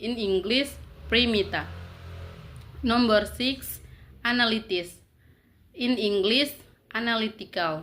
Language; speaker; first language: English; non-native, learner; Indonesian